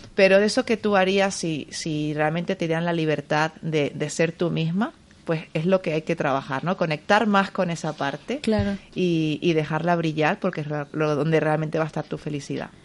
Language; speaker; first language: Spanish; native; Spanish